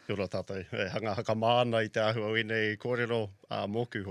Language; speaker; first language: Māori; non-native, local second language; English